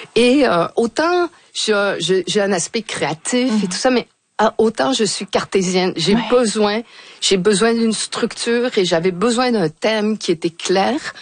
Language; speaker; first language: French; early bilingual, other home language; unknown